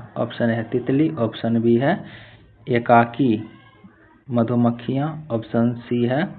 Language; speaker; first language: Hindi; native; Hindi